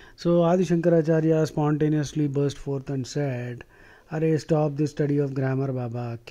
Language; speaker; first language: English; non-native, local second language; Telugu